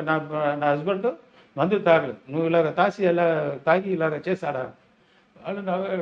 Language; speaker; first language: Telugu; non-native, learner; Tamil